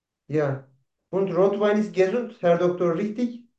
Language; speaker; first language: German; non-native, learner; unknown